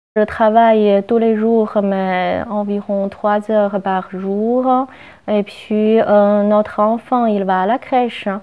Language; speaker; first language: French; non-native, fluent; Chinese